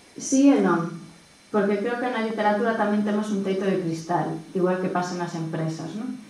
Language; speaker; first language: Galician; native; Galician